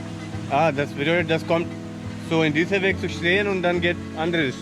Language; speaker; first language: German; non-native, learner; Hindi